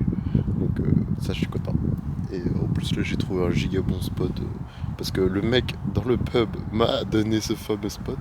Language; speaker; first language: French; native; French